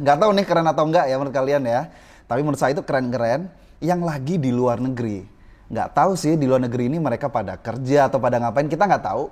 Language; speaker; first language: Indonesian; native; Indonesian